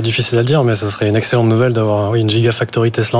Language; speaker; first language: French; native; French